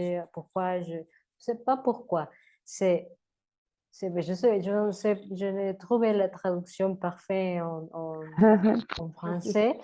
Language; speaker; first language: French; non-native, learner; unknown